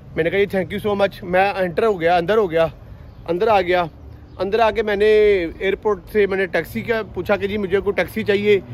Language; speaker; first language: Urdu; non-native, local second language; Punjabi